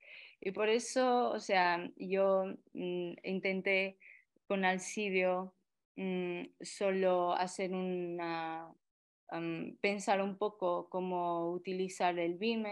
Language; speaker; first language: Spanish; non-native, fluent; Portuguese